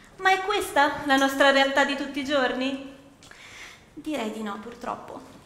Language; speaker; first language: Italian; native; Italian